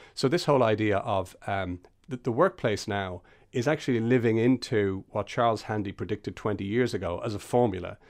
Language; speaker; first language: English; native; English